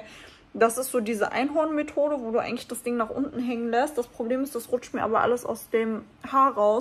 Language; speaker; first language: German; native; German